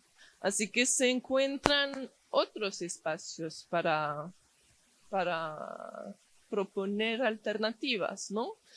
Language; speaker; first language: Spanish; non-native, fluent; English